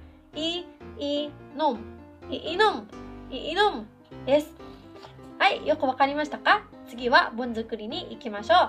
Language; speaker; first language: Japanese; non-native, fluent; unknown